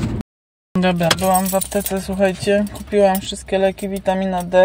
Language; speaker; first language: Polish; native; Polish